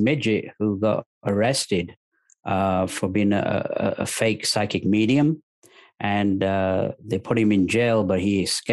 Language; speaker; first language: English; native; English